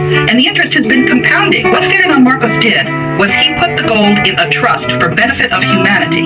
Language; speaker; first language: English; native; English